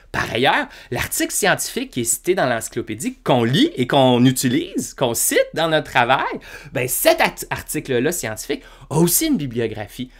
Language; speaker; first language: French; native; French